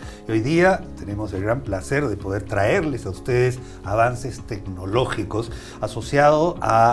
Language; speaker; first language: Spanish; native; Spanish